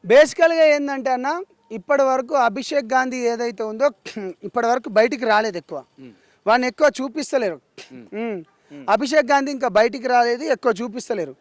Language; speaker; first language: Telugu; non-native, local second language; Lambadi